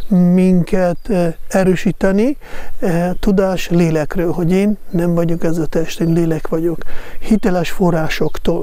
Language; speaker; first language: Hungarian; non-native, fluent; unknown